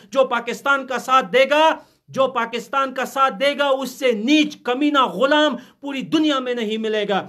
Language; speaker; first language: Hindi; non-native, fluent; Pashto